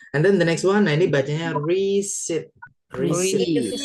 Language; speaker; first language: English; non-native, local second language; Indonesian